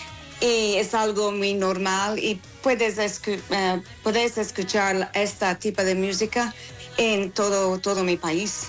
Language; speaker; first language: Spanish; non-native, fluent; English